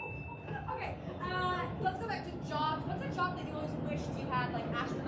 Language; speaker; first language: English; native; English